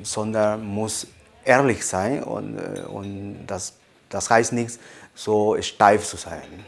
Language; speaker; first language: German; non-native, fluent; Spanish